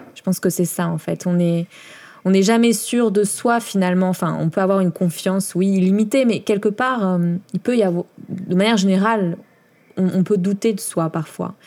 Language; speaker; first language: French; native; French